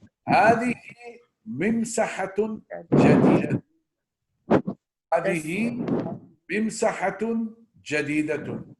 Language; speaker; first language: Arabic; non-native, fluent; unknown